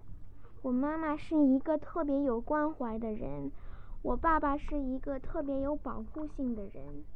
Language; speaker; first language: Chinese; early bilingual, other home language; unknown